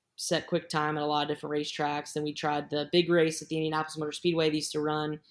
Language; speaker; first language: English; native; English